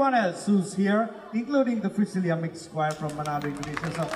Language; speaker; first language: English; non-native, local second language; Sinhala